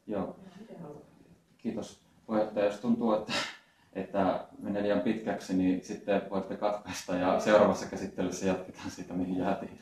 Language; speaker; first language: Finnish; native; Finnish